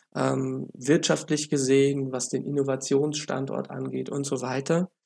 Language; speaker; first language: German; native; German